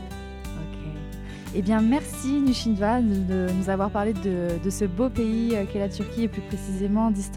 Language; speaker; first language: French; native; French